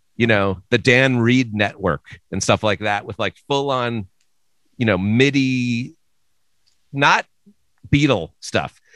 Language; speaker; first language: English; native; English